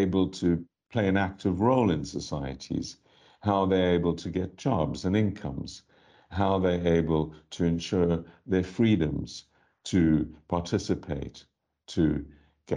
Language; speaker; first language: English; native; English